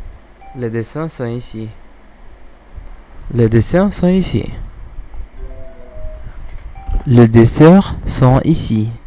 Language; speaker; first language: French; non-native, learner; English